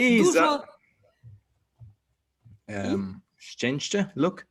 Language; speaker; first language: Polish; non-native, learner; English